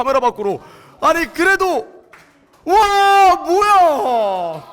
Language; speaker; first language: Korean; native; Korean